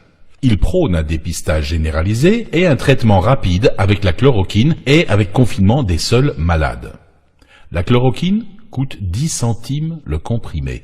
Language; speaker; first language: French; native; French